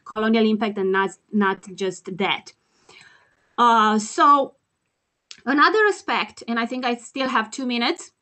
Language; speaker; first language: English; non-native, fluent; Romanian